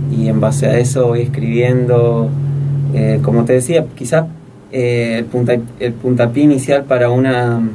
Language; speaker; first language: Spanish; native; Spanish